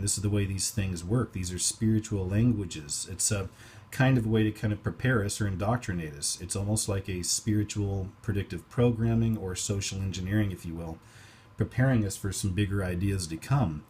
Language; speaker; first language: English; native; English